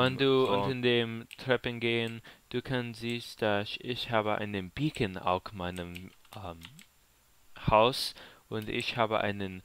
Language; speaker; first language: German; non-native, learner; English